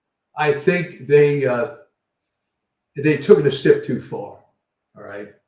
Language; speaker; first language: English; native; English